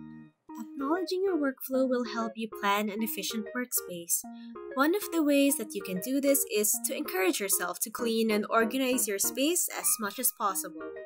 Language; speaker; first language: English; non-native, local second language; Filipino